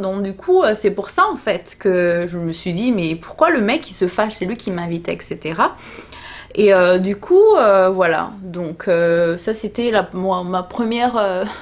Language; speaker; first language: French; native; French